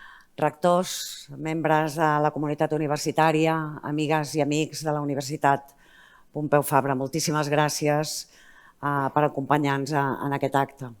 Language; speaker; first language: Catalan; native; Catalan